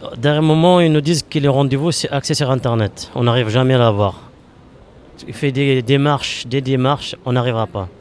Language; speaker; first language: French; non-native, local second language; Arabic